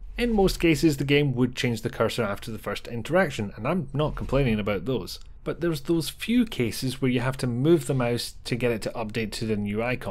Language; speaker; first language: English; native; English